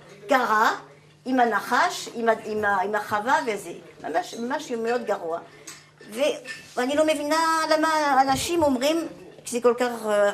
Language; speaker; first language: Hebrew; non-native, fluent; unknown